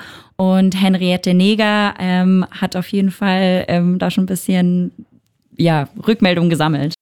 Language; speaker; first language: German; native; German